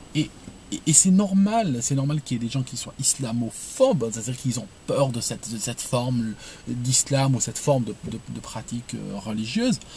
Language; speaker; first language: French; non-native, local second language; Arabic